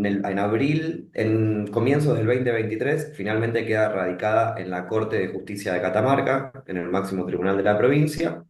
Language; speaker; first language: Spanish; native; Spanish